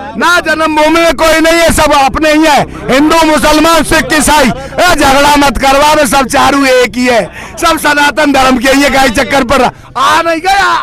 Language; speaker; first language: Hindi; native; Hindi